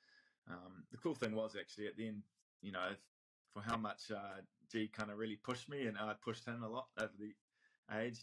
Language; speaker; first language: English; native; English